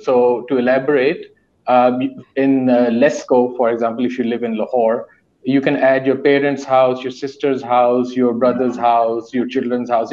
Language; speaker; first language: English; non-native, local second language; Urdu